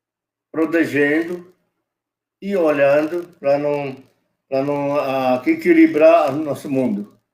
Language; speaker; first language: Portuguese; non-native, local second language; Yanomámi